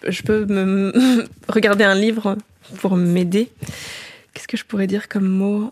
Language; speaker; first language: French; early bilingual, other home language; Indonesian